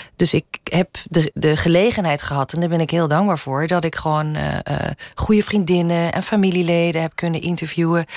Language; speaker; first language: Dutch; non-native, local second language; Limburgish